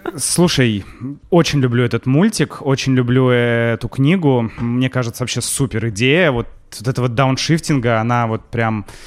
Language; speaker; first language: Russian; native; Russian